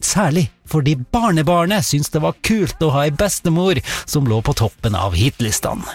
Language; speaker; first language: Norwegian; native; Norwegian